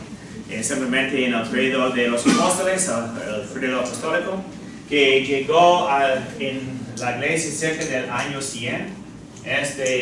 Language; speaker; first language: Spanish; non-native, fluent; English